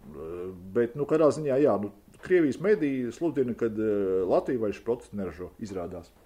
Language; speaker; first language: Latvian; native; Latvian